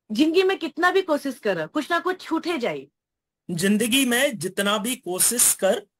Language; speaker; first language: Hindi; native; Hindi